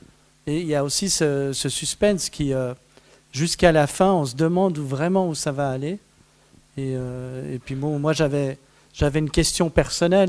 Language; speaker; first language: French; native; French